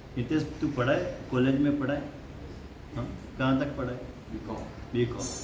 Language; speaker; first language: Hindi; non-native, local second language; Gujarati